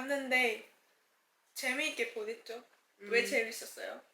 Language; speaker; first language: Korean; non-native, fluent; Chinese